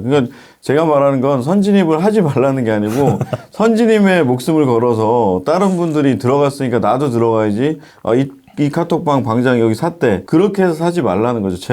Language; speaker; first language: Korean; native; Korean